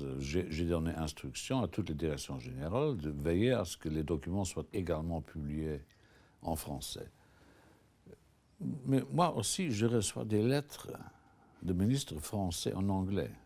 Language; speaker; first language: French; non-native, local second language; Luxembourgish